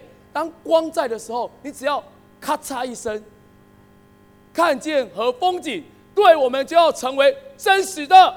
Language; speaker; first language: Chinese; native; Chinese